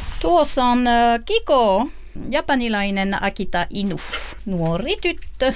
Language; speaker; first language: Finnish; non-native, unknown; French